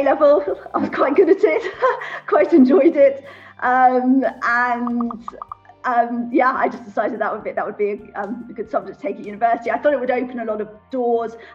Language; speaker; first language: English; native; English